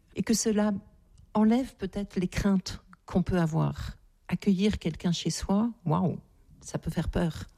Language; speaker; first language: French; native; French